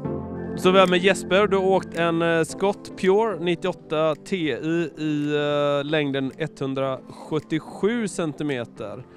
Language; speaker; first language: Swedish; native; Swedish